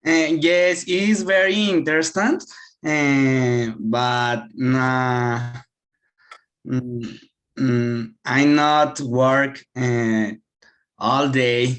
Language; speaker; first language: English; non-native, learner; Spanish